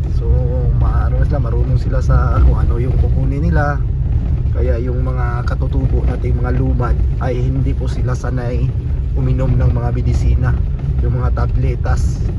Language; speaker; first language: Filipino; non-native, local second language; Cebuano